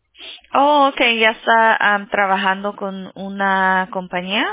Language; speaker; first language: Spanish; early bilingual, heritage; Spanish